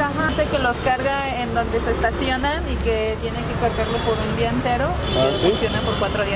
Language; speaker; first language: Spanish; native; Spanish